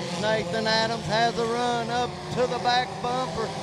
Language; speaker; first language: English; native; English